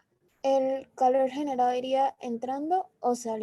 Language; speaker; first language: Spanish; native; Spanish